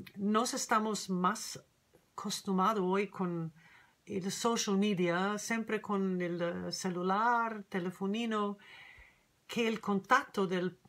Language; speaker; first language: Spanish; non-native, learner; English